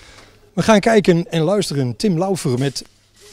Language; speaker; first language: Dutch; native; Dutch